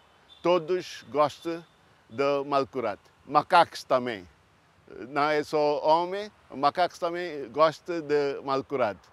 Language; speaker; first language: Portuguese; early bilingual, heritage; Portuguese